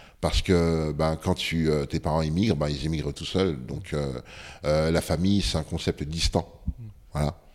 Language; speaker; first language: French; early bilingual, other home language; Bambara